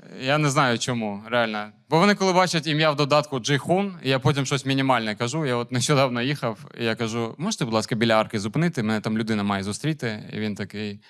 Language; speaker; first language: Ukrainian; non-native, local second language; Russian